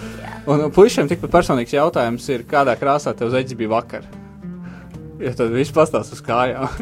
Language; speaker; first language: Latvian; native; Latvian